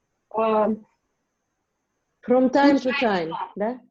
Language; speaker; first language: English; non-native, learner; Russian